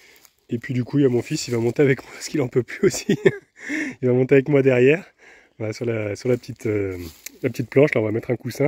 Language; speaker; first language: French; native; French